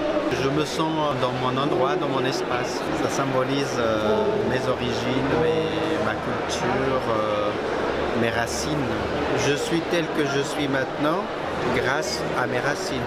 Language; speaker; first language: French; non-native, fluent; Spanish